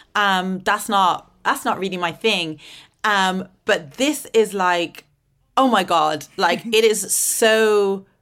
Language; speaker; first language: English; native; English